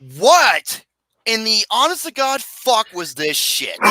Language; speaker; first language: English; native; English